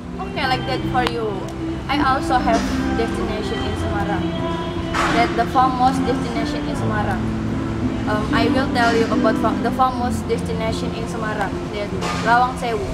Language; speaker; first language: English; non-native, learner; Indonesian